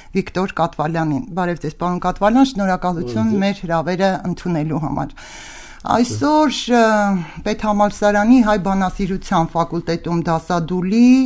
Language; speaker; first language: Armenian; native; Armenian